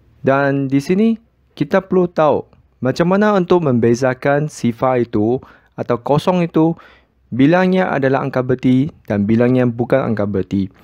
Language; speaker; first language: Malay; non-native, local second language; Chinese